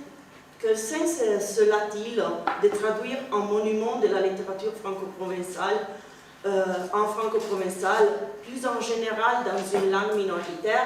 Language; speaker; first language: French; non-native, fluent; Italian